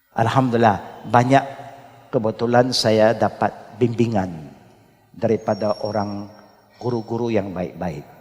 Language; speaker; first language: Malay; non-native, local second language; Chinese